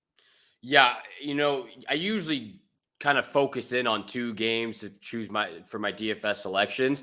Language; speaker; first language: English; native; English